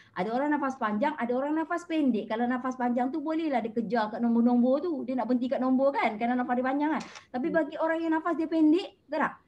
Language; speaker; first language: Malay; native; Malay